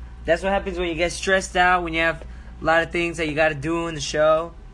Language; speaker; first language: English; early bilingual, other home language; Spanish